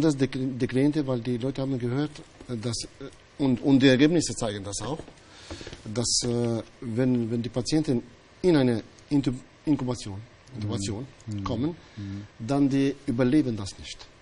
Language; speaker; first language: German; non-native, fluent; Albanian